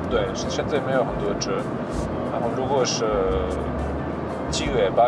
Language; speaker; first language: Chinese; non-native, learner; Serbian